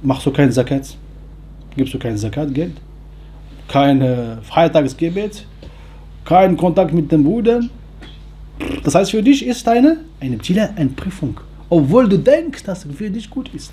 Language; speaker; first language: German; non-native, fluent; Arabic